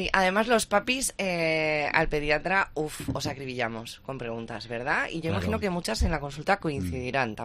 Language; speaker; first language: Spanish; native; Spanish